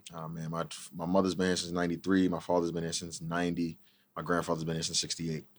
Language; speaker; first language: English; native; English